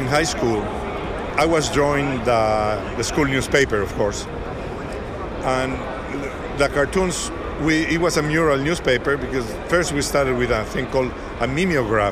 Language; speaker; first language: English; non-native, fluent; Spanish